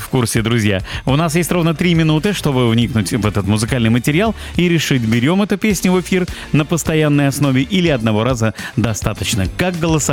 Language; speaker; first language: Russian; native; Russian